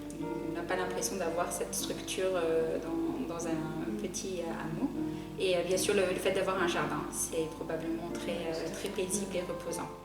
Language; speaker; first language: French; early bilingual, other home language; Arabic